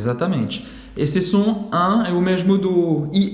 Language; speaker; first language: Portuguese; non-native, fluent; French